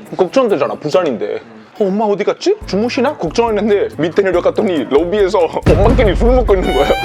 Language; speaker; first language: Korean; non-native, fluent; Italian